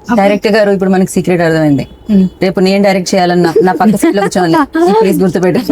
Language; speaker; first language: Telugu; native; Telugu